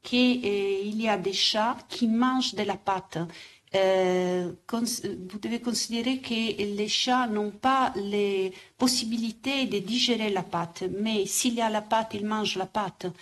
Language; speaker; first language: French; non-native, fluent; Italian